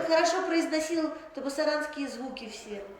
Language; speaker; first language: Russian; native; Russian